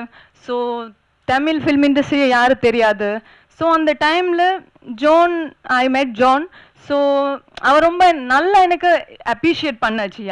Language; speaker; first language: Tamil; non-native, local second language; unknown